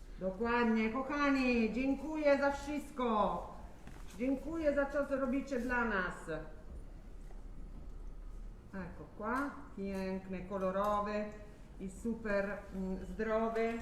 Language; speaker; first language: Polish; non-native, learner; Italian